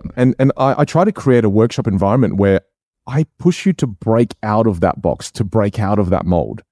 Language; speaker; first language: English; non-native, local second language; Chinese